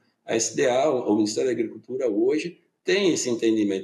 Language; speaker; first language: Portuguese; native; Portuguese